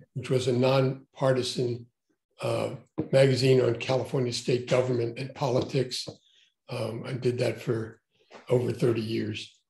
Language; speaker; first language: English; native; English